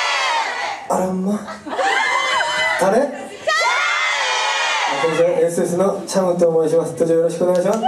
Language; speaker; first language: Japanese; non-native, learner; Korean